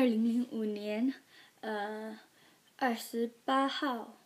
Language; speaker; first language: Chinese; early bilingual, heritage; Chinese